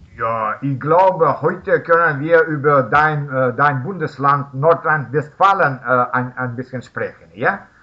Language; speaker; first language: German; non-native, learner; Russian